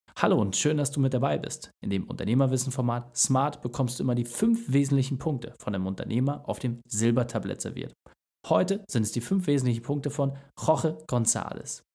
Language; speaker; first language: German; native; German